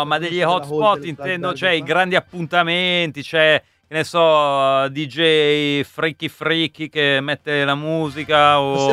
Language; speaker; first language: Italian; native; Italian